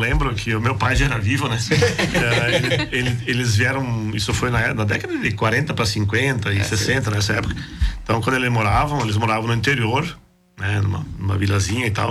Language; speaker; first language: Portuguese; non-native, local second language; German